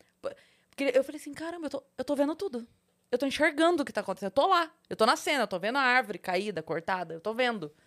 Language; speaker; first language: Portuguese; native; Portuguese